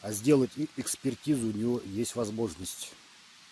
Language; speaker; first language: Russian; native; Russian